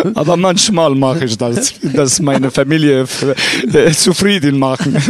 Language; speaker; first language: German; non-native, learner; Arabic